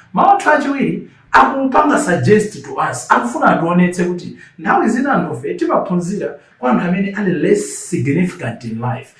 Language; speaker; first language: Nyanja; native; Nyanja